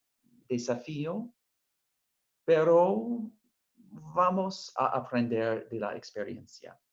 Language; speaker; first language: Spanish; non-native, fluent; English